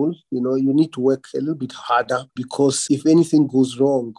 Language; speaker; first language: English; non-native, local second language; Venda